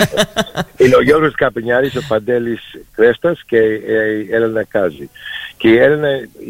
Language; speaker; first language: Greek; early bilingual, heritage; Greek